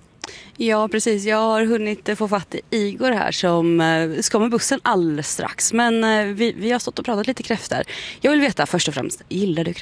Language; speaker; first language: Swedish; native; Swedish